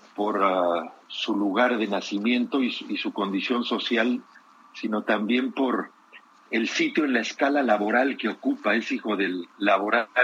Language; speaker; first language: Spanish; native; Spanish